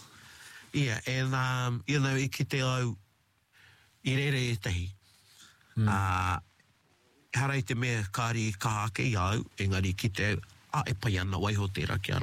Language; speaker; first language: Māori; non-native, local second language; English